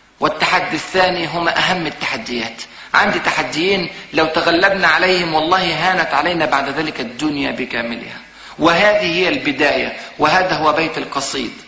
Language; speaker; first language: Arabic; native; Arabic